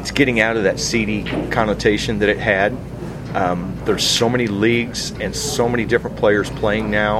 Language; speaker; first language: English; native; English